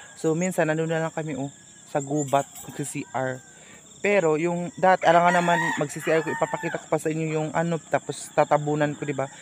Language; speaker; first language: Filipino; non-native, local second language; Cebuano